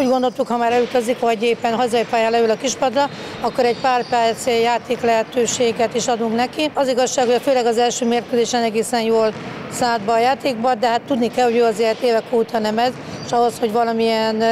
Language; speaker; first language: Hungarian; native; Hungarian